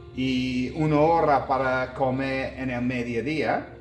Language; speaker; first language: Spanish; non-native, learner; English